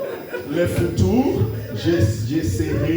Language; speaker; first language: French; non-native, learner; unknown